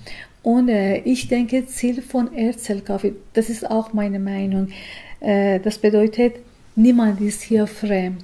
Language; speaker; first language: German; non-native, learner; Persian